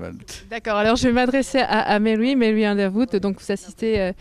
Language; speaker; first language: French; native; French